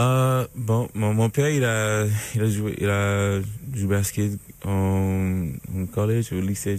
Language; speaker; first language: French; non-native, learner; English